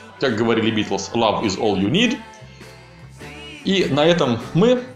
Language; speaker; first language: Russian; native; Russian